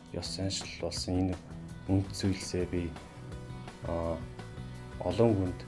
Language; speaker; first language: Mongolian; non-native, local second language; Kazakh